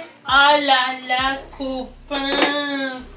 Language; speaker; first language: French; native; French